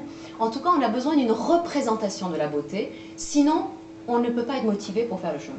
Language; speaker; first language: French; native; French